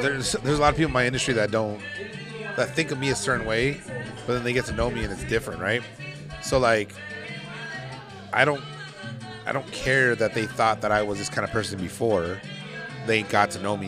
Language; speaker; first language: English; native; English